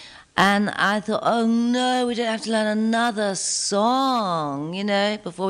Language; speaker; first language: English; native; English